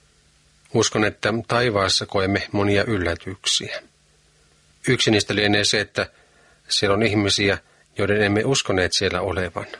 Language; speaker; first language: Finnish; native; Finnish